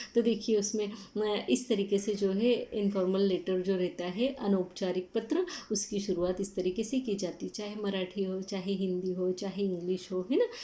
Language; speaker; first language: Hindi; non-native, local second language; Marathi